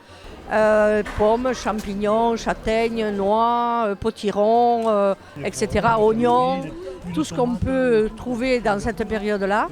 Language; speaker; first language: French; native; French